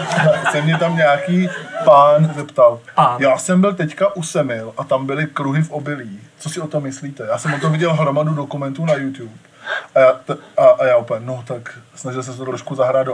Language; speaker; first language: Czech; native; Czech